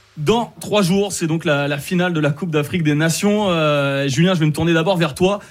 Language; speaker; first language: French; native; French